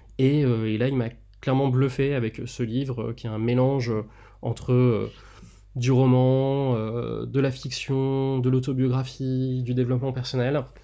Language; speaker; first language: French; native; French